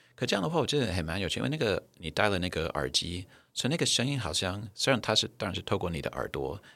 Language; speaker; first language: Chinese; non-native, fluent; English